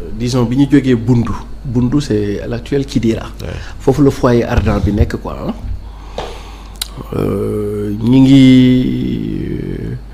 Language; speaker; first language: Wolof; non-native, local second language; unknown